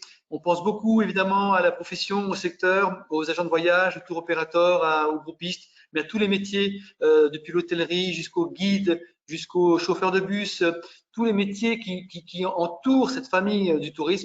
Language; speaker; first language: French; native; French